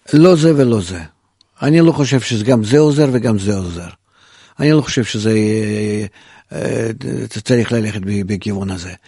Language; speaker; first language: Hebrew; non-native, fluent; Russian